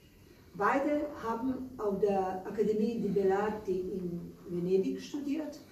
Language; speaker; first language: German; non-native, learner; Slovenian